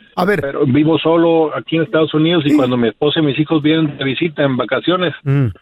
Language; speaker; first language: Spanish; native; Spanish